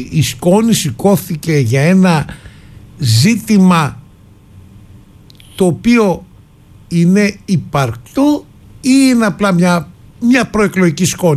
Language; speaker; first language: Greek; native; Greek